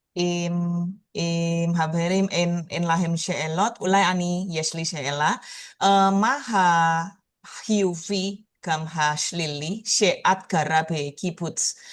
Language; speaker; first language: Hebrew; non-native, learner; Indonesian